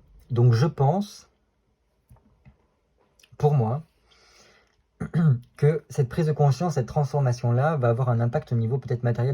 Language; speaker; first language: French; native; French